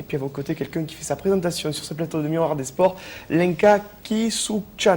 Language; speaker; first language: French; native; French